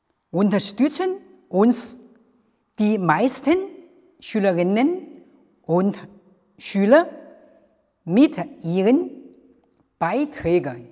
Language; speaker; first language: German; non-native, learner; Chinese